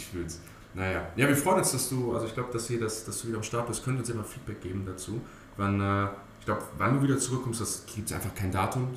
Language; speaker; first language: German; native; German